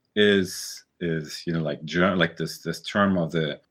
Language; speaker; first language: English; early bilingual, other home language; German